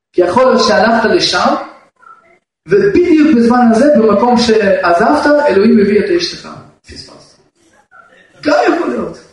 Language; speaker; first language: Hebrew; non-native, fluent; Russian